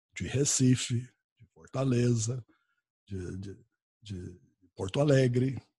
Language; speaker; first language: Portuguese; non-native, fluent; English